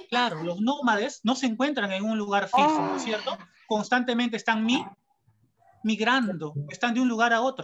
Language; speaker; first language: Spanish; native; Spanish